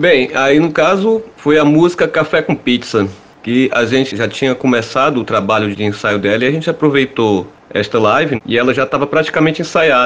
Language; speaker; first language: Portuguese; native; Portuguese